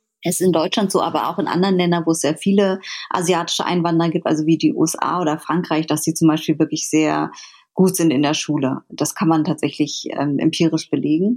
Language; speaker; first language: German; early bilingual, other home language; Vietnamese